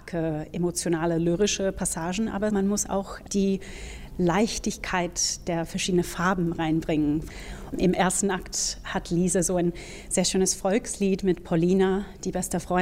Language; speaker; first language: German; non-native, fluent; English